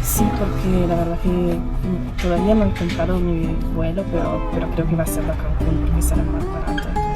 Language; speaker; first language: Spanish; non-native, fluent; Italian